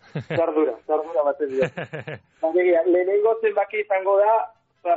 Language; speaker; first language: Basque; native; Basque